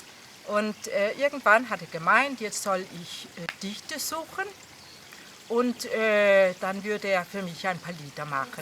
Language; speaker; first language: German; non-native, fluent; Danish